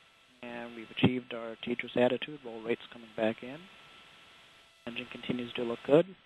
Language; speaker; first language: English; native; English